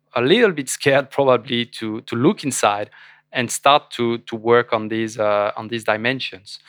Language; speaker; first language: English; non-native, fluent; French